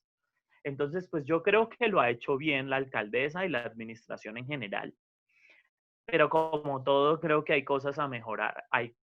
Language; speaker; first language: Spanish; native; Spanish